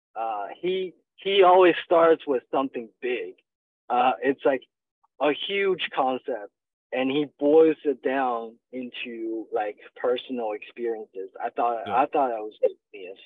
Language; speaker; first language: English; non-native, fluent; Chinese